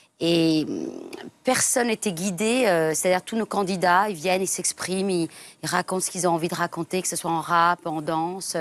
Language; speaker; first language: French; non-native, fluent; English